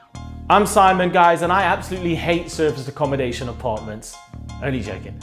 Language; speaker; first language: English; native; English